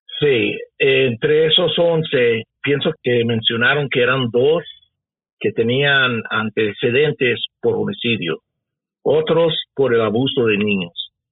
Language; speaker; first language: Spanish; early bilingual, heritage; Spanish